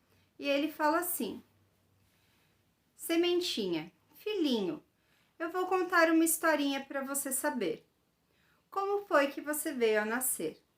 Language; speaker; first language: Portuguese; native; Portuguese